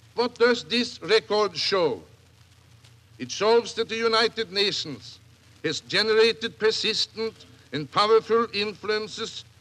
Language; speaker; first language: English; non-native, fluent; Norwegian